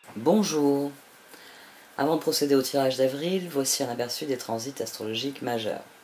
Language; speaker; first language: French; native; French